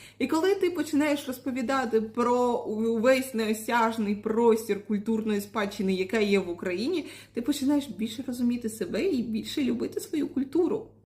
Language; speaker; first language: Ukrainian; native; Ukrainian